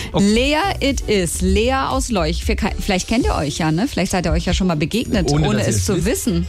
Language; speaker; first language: German; native; German